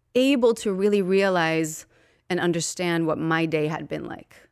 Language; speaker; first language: English; non-native, fluent; Swedish